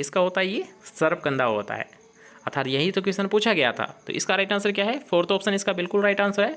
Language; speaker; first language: Hindi; native; Hindi